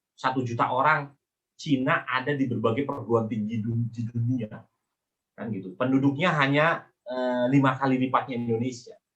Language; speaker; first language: Indonesian; native; Indonesian